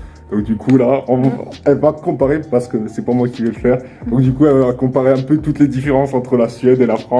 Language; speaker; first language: French; native; French